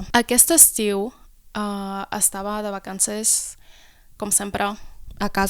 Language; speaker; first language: Catalan; non-native, local second language; French